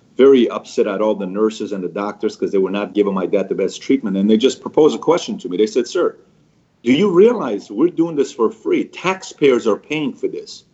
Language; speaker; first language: English; early bilingual, other home language; Persian